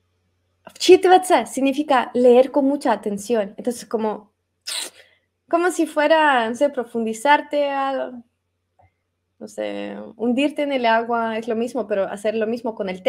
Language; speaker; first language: Spanish; non-native, fluent; Russian